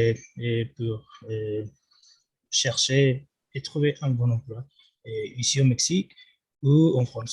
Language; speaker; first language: French; non-native, learner; Spanish